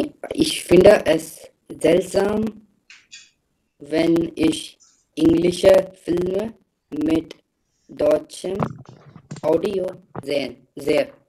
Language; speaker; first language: German; non-native, learner; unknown